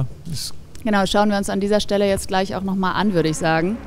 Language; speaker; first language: German; native; German